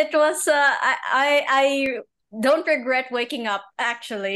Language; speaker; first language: English; native; English